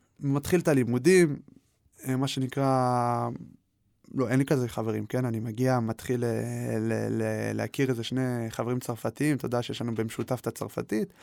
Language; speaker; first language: Hebrew; native; Hebrew